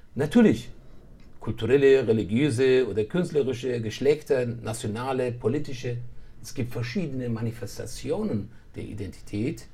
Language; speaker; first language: German; non-native, fluent; Persian